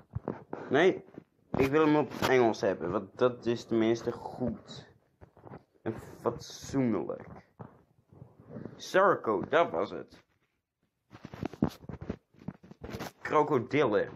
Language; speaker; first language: Dutch; native; Dutch